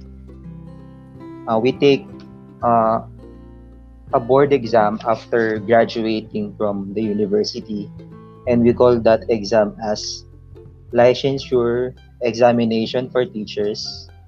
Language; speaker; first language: English; non-native, local second language; Filipino